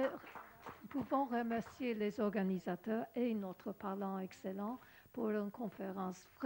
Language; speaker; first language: French; non-native, learner; English